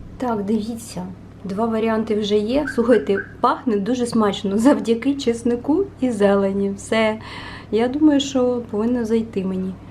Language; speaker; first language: Ukrainian; native; Ukrainian